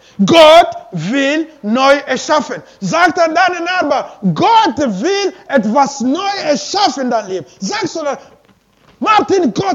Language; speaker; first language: German; non-native, learner; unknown